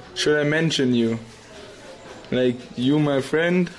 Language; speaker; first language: English; non-native, learner; German